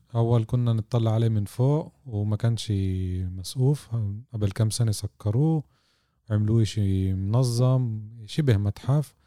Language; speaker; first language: Arabic; native; Arabic